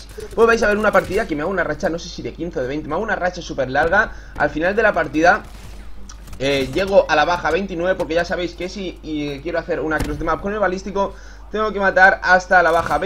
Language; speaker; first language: Spanish; native; Spanish